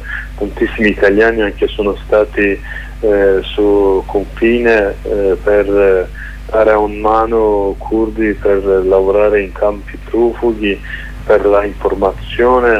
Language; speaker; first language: Italian; non-native, learner; Kurdish